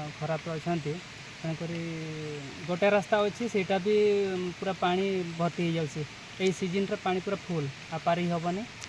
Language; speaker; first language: Odia; non-native, local second language; Santali